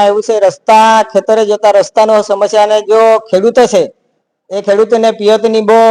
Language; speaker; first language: Gujarati; non-native, local second language; Vasavi